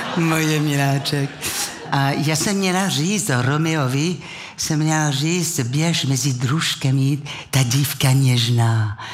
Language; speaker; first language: Czech; non-native, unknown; French